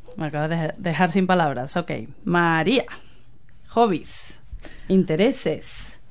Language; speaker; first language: Spanish; native; Spanish